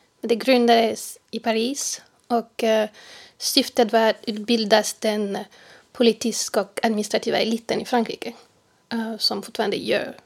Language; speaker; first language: Swedish; non-native, fluent; French